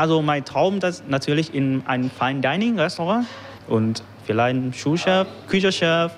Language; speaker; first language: German; non-native, learner; Vietnamese